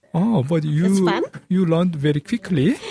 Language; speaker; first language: English; non-native, learner; Korean